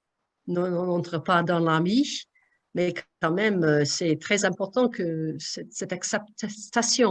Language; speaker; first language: French; non-native, learner; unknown